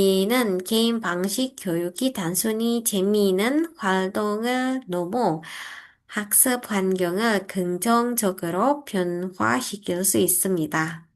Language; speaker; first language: Korean; non-native, fluent; Indonesian